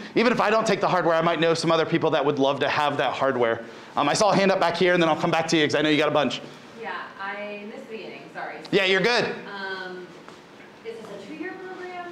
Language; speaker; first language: English; native; English